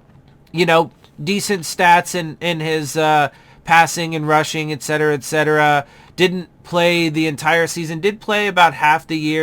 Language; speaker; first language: English; native; English